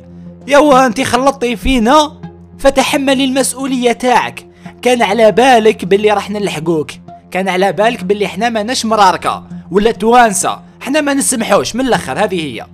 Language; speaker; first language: Arabic; native; Arabic